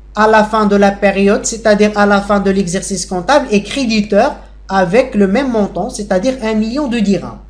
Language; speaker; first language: French; non-native, local second language; Arabic